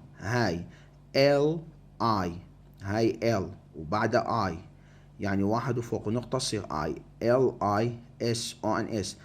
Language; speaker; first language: Arabic; native; Arabic